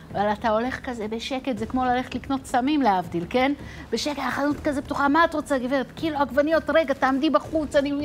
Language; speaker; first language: Hebrew; native; Hebrew